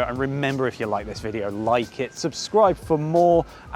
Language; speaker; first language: English; native; English